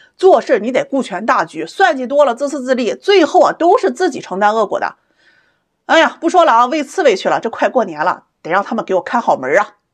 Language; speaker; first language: Chinese; native; Chinese